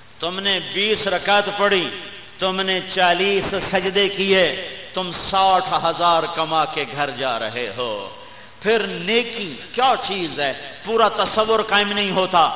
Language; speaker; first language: Urdu; non-native, local second language; Punjabi